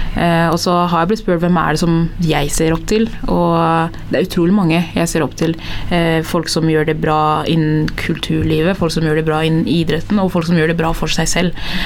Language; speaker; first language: Norwegian; early bilingual, other home language; Tigrinya